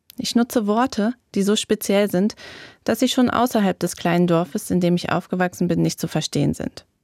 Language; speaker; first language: German; native; German